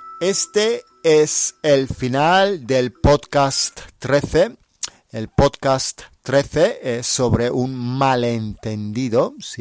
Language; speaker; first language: Spanish; non-native, fluent; English